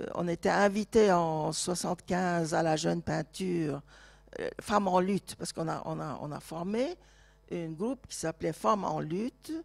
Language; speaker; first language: French; non-native, fluent; Turkish